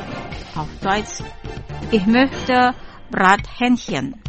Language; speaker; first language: German; non-native, fluent; Indonesian